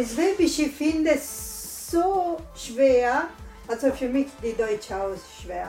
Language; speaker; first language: German; non-native, learner; Italian